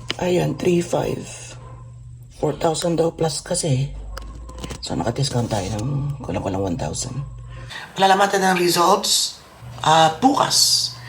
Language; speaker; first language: Filipino; native; Filipino